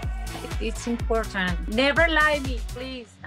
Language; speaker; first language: English; non-native, learner; Spanish